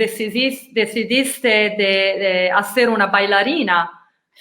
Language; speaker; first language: Spanish; non-native, learner; Italian